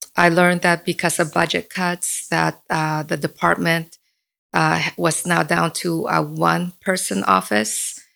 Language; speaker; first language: English; early bilingual, other home language; Spanish